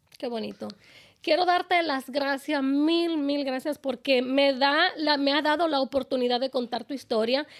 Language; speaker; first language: Spanish; native; Spanish